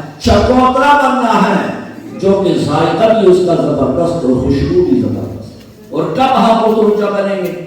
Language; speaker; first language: Urdu; non-native, local second language; Pashto